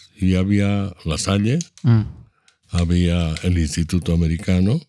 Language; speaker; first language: Spanish; native; Spanish